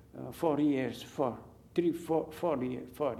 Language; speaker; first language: English; non-native, learner; Bulgarian